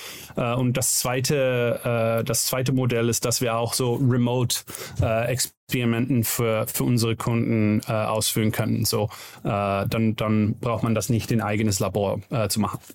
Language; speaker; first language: German; non-native, learner; Dutch